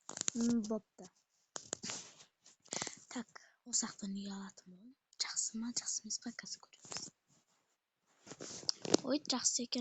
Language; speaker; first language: Kazakh; native; Kazakh